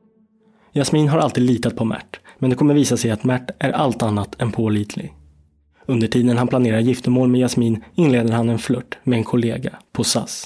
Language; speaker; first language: Swedish; native; Swedish